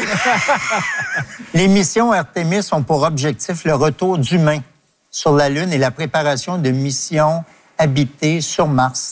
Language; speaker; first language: French; native; French